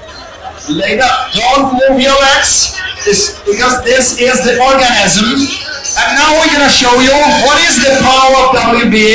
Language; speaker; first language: English; non-native, fluent; Russian